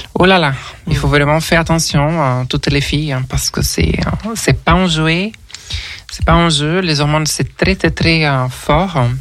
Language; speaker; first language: French; non-native, fluent; Portuguese